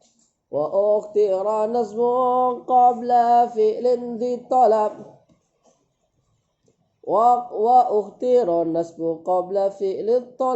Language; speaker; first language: Arabic; non-native, fluent; Indonesian